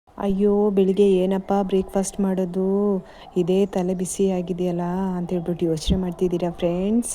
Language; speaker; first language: Kannada; native; Kannada